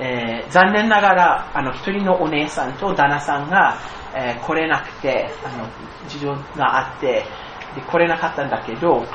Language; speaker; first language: Japanese; non-native, fluent; English